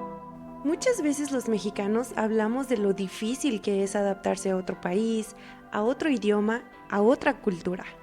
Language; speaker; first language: Spanish; native; Spanish